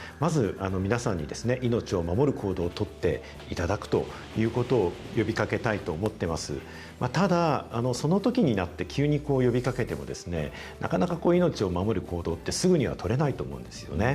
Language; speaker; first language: Japanese; native; Japanese